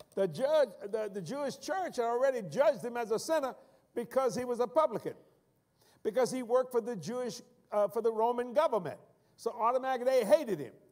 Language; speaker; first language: English; native; English